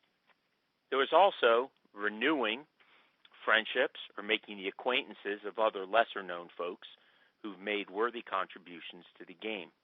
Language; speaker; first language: English; native; English